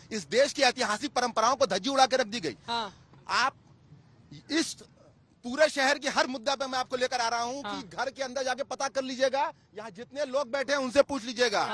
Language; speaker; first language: Hindi; native; Hindi